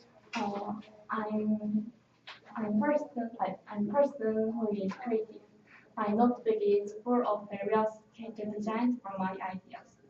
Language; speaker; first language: English; non-native, learner; Korean